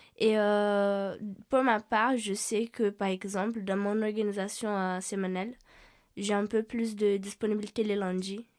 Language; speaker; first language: French; non-native, fluent; Portuguese